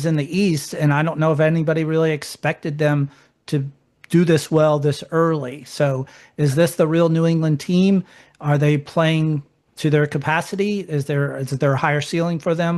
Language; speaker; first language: English; native; English